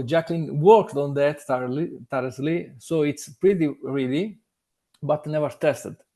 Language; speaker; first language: English; non-native, learner; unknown